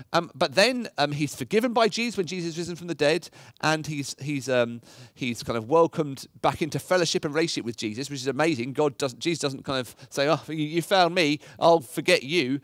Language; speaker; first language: English; native; English